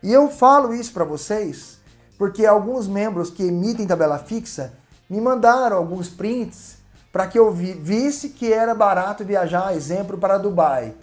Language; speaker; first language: Portuguese; native; Portuguese